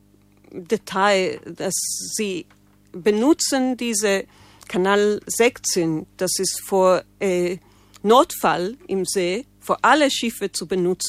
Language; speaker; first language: German; non-native, fluent; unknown